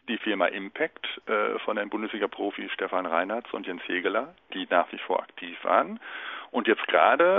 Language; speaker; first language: German; native; German